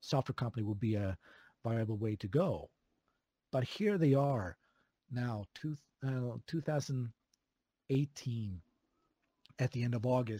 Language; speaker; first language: English; non-native, fluent; Swedish